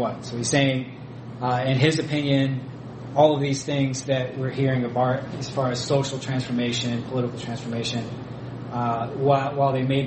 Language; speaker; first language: English; native; English